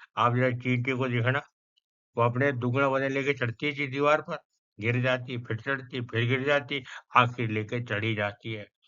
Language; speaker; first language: Hindi; non-native, local second language; Punjabi